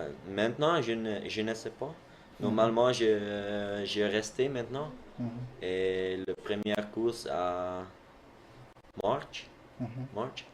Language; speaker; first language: French; non-native, learner; Dutch